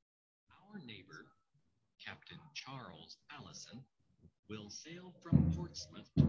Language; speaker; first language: English; non-native, learner; Indonesian